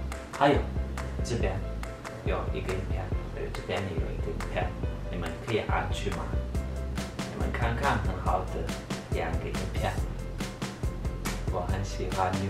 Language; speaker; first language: Chinese; non-native, learner; Turkish